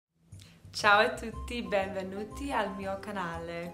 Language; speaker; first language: Italian; non-native, learner; English